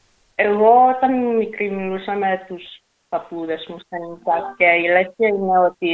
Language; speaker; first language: Greek; early bilingual, heritage; English